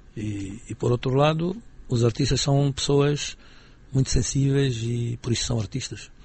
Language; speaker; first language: Portuguese; native; Portuguese